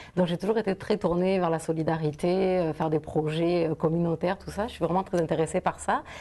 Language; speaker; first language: French; native; French